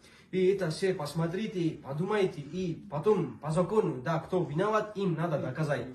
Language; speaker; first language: Russian; non-native, learner; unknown